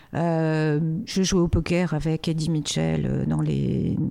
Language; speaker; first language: French; native; French